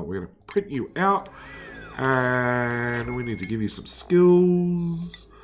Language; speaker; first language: English; native; English